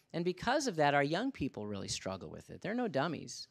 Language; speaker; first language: English; native; English